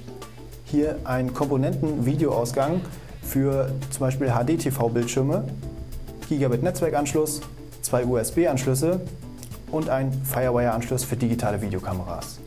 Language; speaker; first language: German; native; German